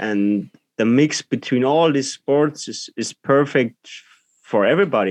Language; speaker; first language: English; non-native, learner; German